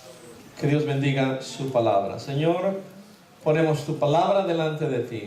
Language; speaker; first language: Spanish; native; Spanish